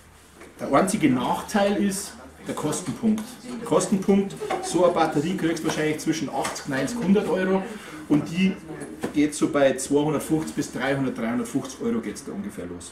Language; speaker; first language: German; native; German